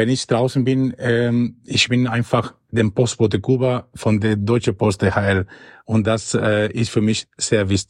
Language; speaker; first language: German; non-native, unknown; Spanish